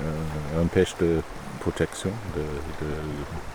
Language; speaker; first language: French; non-native, learner; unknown